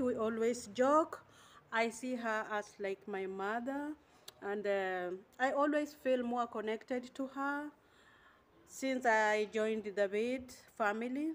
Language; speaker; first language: English; non-native, learner; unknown